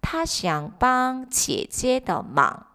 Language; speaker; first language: Chinese; non-native, fluent; Korean